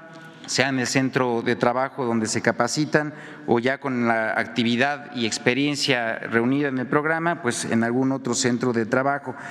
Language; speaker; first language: Spanish; native; Spanish